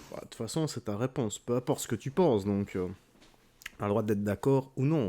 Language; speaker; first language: French; native; French